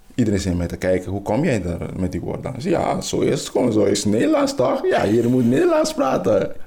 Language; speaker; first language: Dutch; non-native, local second language; Papiamento